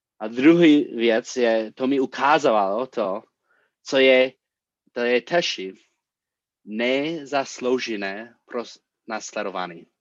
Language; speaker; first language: Czech; non-native, fluent; English